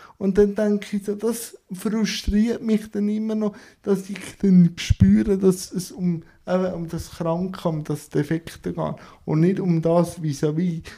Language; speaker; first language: German; native; German